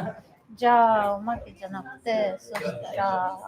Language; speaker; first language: Japanese; non-native, fluent; Chinese